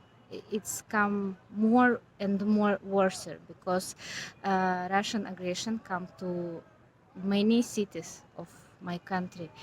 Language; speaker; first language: English; non-native, learner; Ukrainian